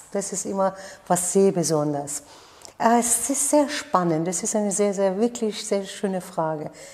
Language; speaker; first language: German; non-native, fluent; Persian